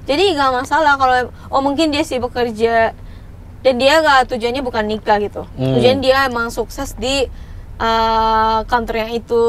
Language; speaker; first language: Indonesian; non-native, fluent; Japanese